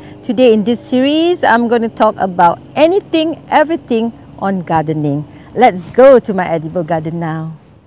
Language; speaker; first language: English; non-native, local second language; Malay